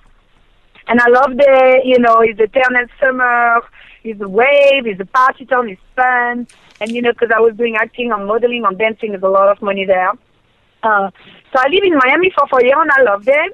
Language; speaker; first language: English; non-native, fluent; French